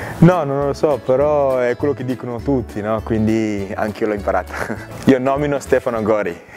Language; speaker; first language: Italian; early bilingual, other home language; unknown